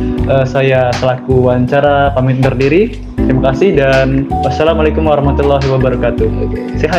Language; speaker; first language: Indonesian; native; Indonesian